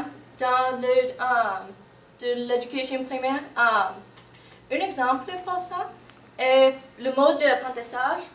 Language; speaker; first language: French; non-native, learner; English